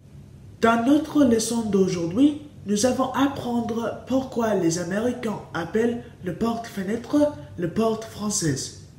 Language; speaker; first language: French; non-native, learner; English